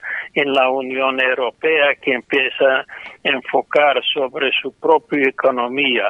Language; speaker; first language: Spanish; non-native, fluent; English